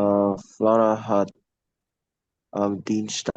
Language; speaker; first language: German; non-native, learner; Indonesian